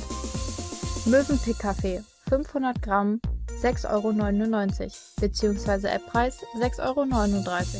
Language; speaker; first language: German; native; German